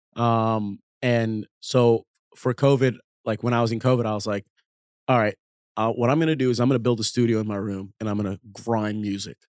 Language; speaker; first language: English; early bilingual, other home language; Arabic